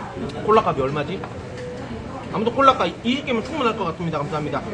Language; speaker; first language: Korean; native; Korean